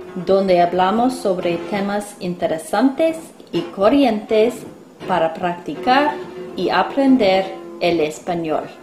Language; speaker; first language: Spanish; non-native, fluent; English